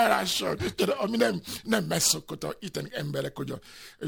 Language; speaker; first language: Hungarian; non-native, fluent; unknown